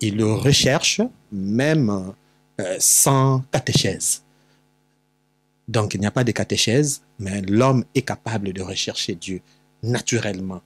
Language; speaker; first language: French; non-native, local second language; Lingala